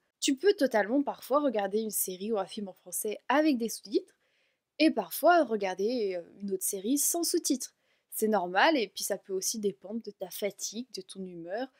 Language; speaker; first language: French; native; French